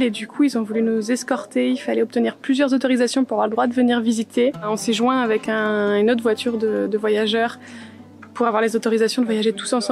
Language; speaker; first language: French; native; French